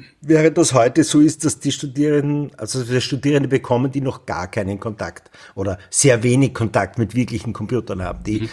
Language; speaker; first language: German; native; German